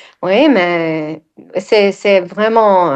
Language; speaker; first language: French; non-native, fluent; English